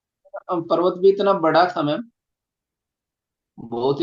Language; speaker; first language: Hindi; native; Hindi